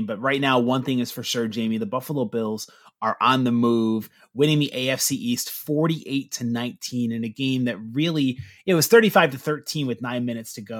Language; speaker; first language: English; native; English